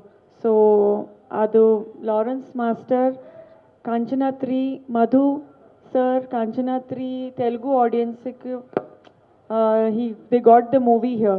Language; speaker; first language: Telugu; non-native, fluent; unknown